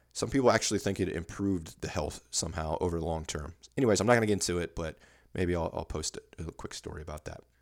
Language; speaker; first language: English; native; English